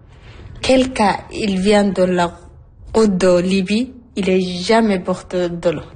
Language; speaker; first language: French; non-native, learner; Arabic